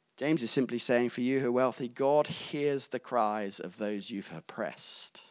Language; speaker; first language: English; native; English